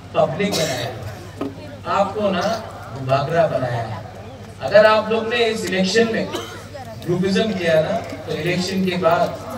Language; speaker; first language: Hindi; non-native, local second language; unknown